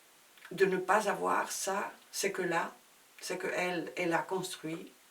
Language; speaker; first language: French; non-native, fluent; Spanish